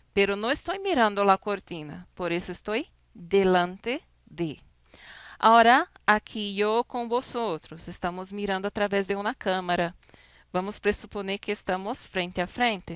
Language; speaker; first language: Spanish; non-native, fluent; Portuguese